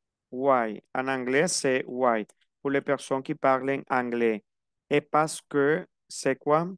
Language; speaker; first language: French; non-native, fluent; Spanish